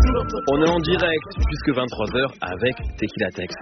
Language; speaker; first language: French; native; French